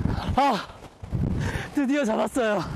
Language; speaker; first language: Korean; native; Korean